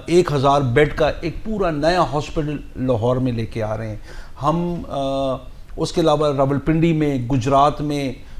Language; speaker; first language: Urdu; non-native, local second language; Punjabi